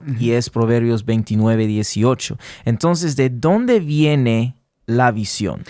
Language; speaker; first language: Spanish; early bilingual, heritage; Spanish